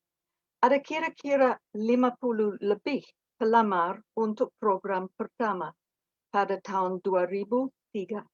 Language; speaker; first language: Indonesian; non-native, fluent; English